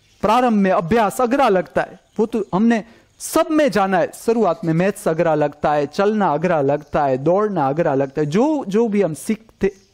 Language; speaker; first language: Hindi; non-native, local second language; Gujarati